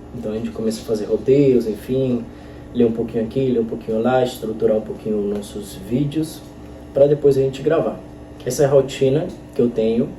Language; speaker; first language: Portuguese; non-native, fluent; Spanish